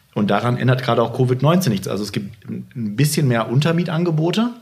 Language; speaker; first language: German; native; German